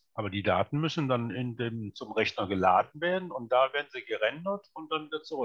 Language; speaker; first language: German; native; German